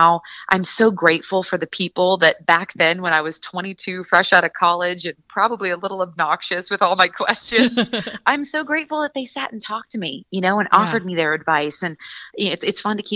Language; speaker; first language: English; native; English